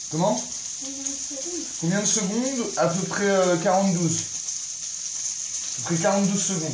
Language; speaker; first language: French; native; French